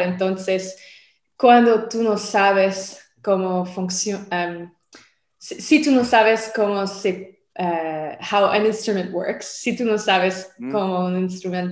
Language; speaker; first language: Spanish; non-native, learner; French